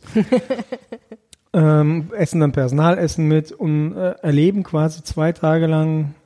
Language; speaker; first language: German; early bilingual, other home language; Russian